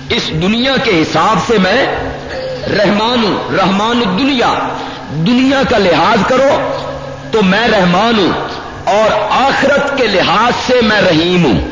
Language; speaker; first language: Urdu; non-native, local second language; Punjabi